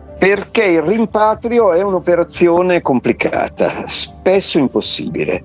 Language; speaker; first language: Italian; native; Italian